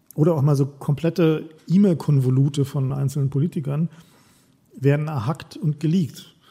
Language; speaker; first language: German; native; German